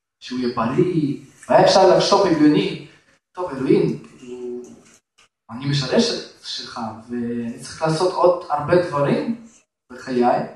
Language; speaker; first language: Hebrew; non-native, fluent; Russian